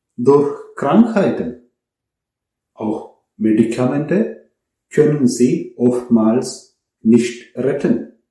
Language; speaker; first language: German; non-native, fluent; Malayalam